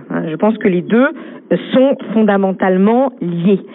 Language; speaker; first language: French; native; French